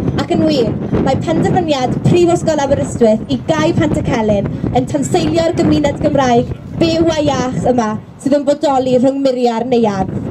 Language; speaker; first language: Welsh; native; Welsh